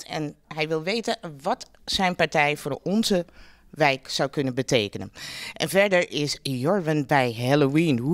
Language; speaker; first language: Dutch; native; Dutch